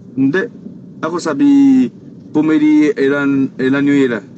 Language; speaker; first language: Filipino; non-native, learner; Chinese